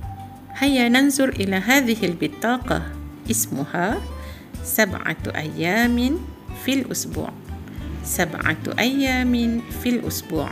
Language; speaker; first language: Arabic; non-native, fluent; Malay